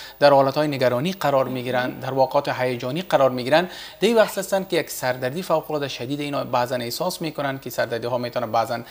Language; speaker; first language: Persian; native; Persian